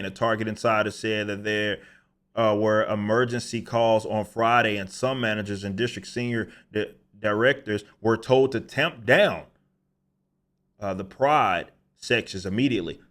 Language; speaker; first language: English; native; English